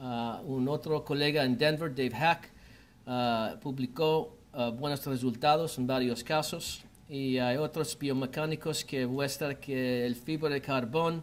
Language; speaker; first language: Spanish; non-native, learner; English